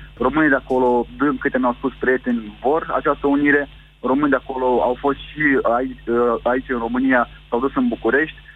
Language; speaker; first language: Romanian; native; Romanian